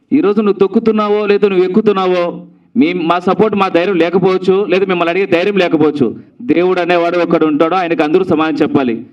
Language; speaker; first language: Telugu; native; Telugu